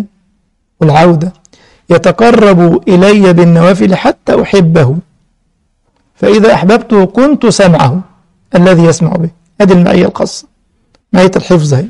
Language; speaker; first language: Arabic; native; Arabic